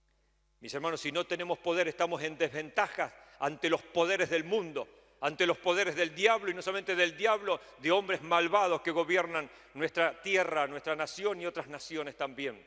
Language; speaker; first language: Spanish; native; Spanish